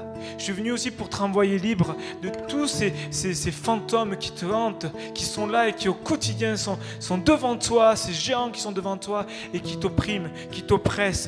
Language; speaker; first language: French; native; French